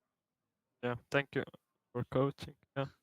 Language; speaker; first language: English; non-native, learner; Slovenian